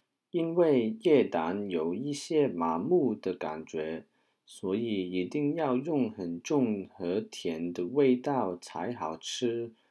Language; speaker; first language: Chinese; non-native, learner; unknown